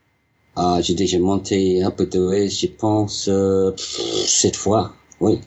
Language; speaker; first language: French; non-native, learner; English